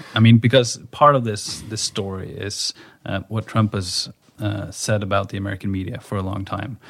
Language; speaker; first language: English; non-native, fluent; Norwegian